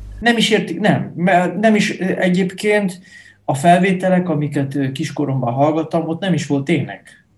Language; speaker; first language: Hungarian; non-native, fluent; Dutch